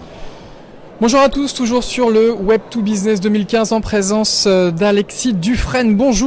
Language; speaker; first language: French; native; French